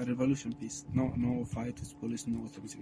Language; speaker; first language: English; non-native, learner; Arabic